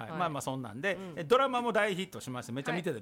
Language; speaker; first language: Japanese; native; Japanese